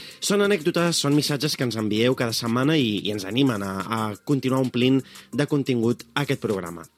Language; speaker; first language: Catalan; early bilingual, other home language; Arabic